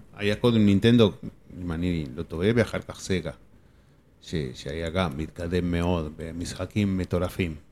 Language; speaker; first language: Hebrew; non-native, fluent; Spanish